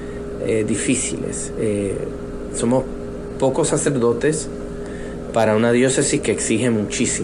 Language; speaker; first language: Spanish; native; Spanish